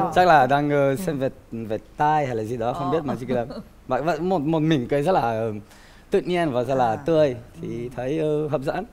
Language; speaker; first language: Vietnamese; non-native, fluent; Romanian